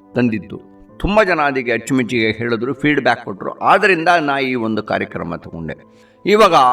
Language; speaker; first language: Kannada; non-native, local second language; Tamil